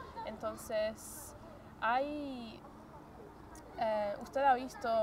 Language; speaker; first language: Spanish; non-native, fluent; English